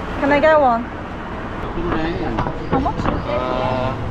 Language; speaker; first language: English; non-native, learner; Korean